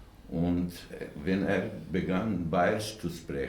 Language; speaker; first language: German; non-native, learner; Slovenian